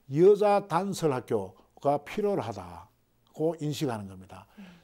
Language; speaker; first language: Korean; native; Korean